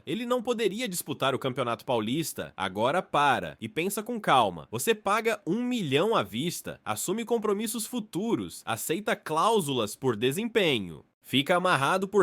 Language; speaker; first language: Portuguese; native; Portuguese